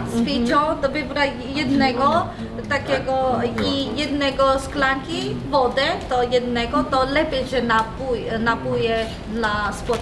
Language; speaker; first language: Polish; non-native, learner; Korean